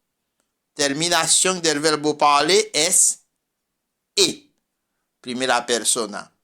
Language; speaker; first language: Spanish; non-native, fluent; French